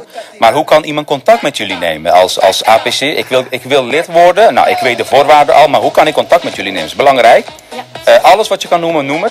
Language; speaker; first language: Dutch; non-native, fluent; Spanish